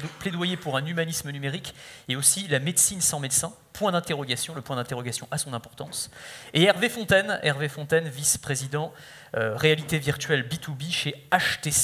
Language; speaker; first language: French; native; French